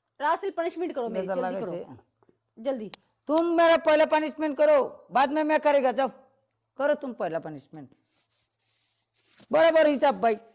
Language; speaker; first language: Hindi; non-native, learner; Bangla